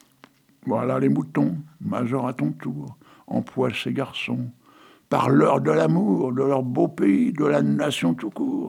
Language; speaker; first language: French; native; French